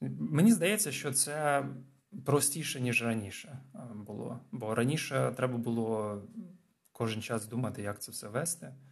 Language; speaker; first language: Ukrainian; non-native, local second language; Russian